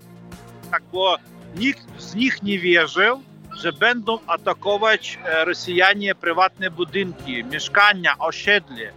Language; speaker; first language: Polish; non-native, fluent; Ukrainian